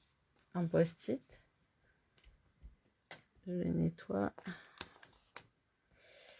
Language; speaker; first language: French; native; French